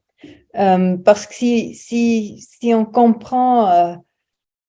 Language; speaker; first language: French; non-native, fluent; German